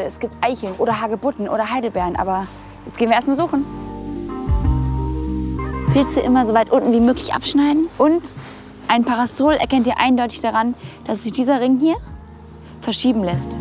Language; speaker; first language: German; native; German